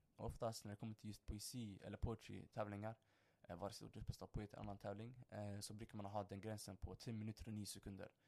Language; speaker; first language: Swedish; early bilingual, other home language; Somali